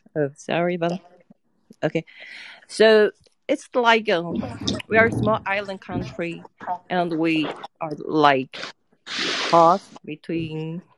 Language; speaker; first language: English; non-native, fluent; Chinese